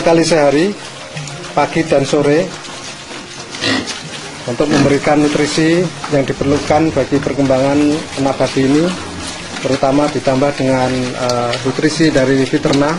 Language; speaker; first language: Indonesian; native; Indonesian